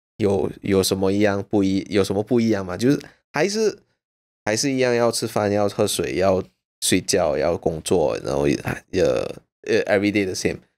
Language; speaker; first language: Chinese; native; Chinese